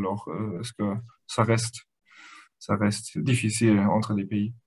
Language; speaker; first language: French; non-native, fluent; German